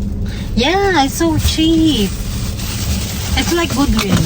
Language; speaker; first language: English; non-native, learner; Filipino